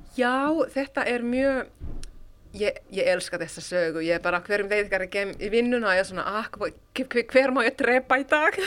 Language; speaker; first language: Icelandic; non-native, fluent; Finnish